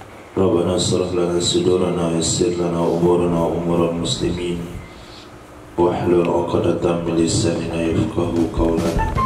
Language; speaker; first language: Arabic; non-native, fluent; Indonesian